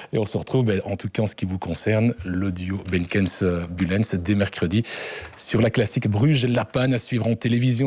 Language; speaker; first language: French; native; French